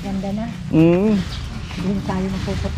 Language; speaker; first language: Filipino; native; Filipino